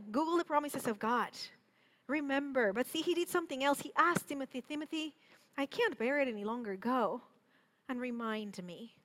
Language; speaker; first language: English; non-native, fluent; Spanish